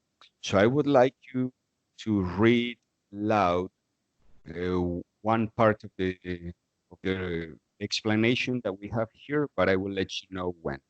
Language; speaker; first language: English; non-native, fluent; Spanish